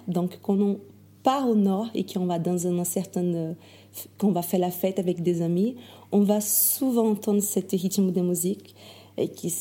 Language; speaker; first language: French; non-native, fluent; Portuguese